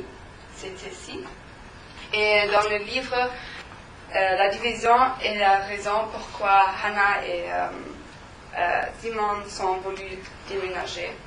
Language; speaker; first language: French; non-native, learner; German